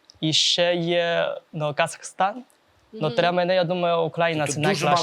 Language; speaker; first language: Ukrainian; non-native, learner; Chinese